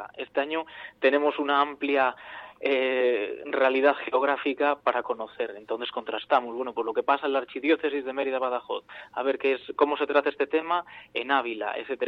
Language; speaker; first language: Spanish; native; Spanish